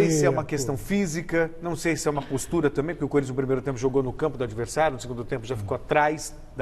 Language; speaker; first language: Portuguese; native; Portuguese